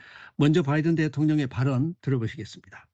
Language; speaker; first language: Korean; native; Korean